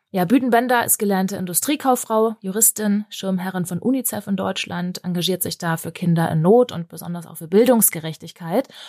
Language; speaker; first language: German; native; German